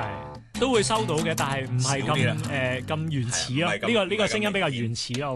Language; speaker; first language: Cantonese; native; Cantonese